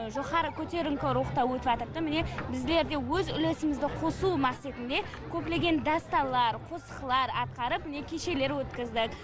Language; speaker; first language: Uzbek; non-native, local second language; Kara-Kalpak